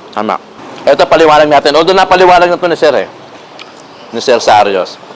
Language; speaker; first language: Filipino; native; Filipino